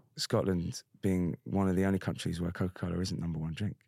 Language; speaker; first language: English; native; English